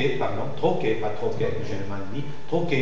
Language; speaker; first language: French; non-native, fluent; Spanish